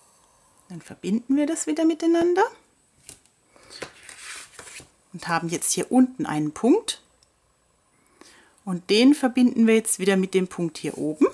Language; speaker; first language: German; native; German